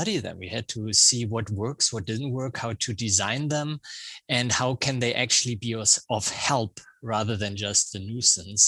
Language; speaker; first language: English; non-native, fluent; German